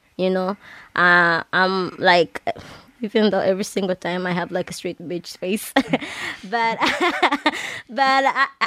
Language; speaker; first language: English; non-native, local second language; Swahili